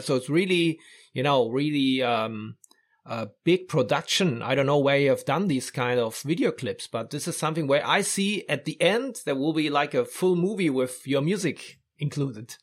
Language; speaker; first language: English; non-native, fluent; German